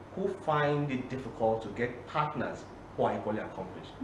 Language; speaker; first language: English; non-native, local second language; Yoruba